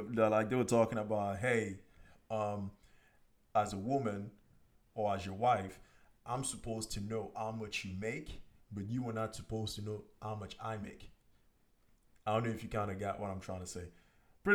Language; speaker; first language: English; non-native, local second language; French